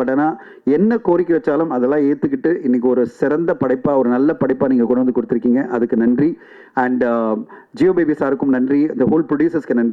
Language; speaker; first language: Tamil; native; Tamil